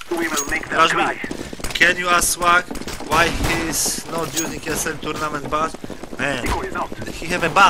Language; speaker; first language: English; non-native, learner; Polish